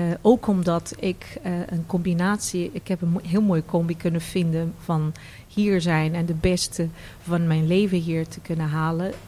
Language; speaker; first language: Dutch; non-native, fluent; Portuguese